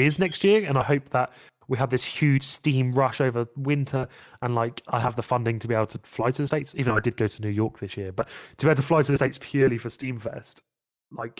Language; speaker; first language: English; native; English